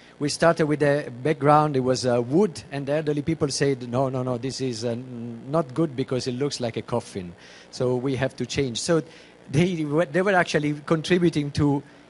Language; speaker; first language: English; non-native, fluent; Italian